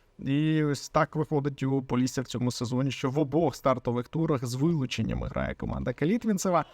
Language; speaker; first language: Ukrainian; native; Ukrainian